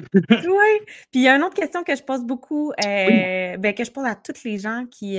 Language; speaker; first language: French; native; French